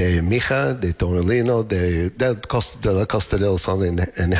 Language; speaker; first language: Spanish; non-native, learner; English